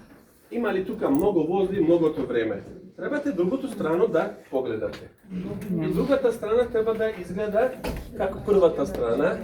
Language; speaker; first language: Bulgarian; non-native, learner; Serbian